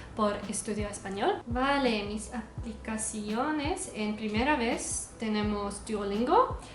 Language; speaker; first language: Spanish; non-native, learner; English